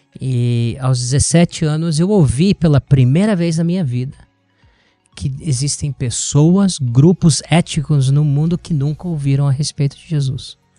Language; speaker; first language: Portuguese; native; Portuguese